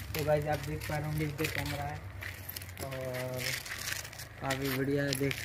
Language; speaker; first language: Hindi; native; Hindi